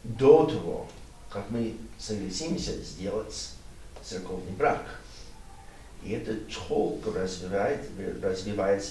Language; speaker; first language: Russian; non-native, learner; English